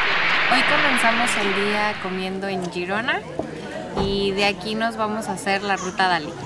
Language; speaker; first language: Spanish; native; Spanish